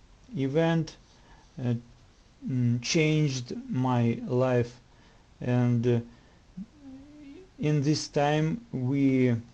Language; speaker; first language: English; non-native, learner; Russian